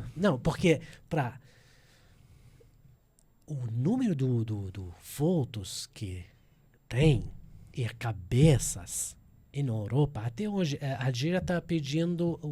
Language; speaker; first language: Portuguese; non-native, fluent; Arabic